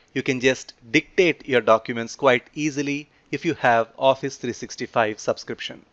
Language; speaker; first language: English; non-native, local second language; Telugu